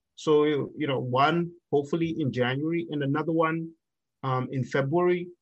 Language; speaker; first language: English; non-native, local second language; Shona